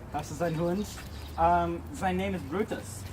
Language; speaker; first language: German; non-native, learner; English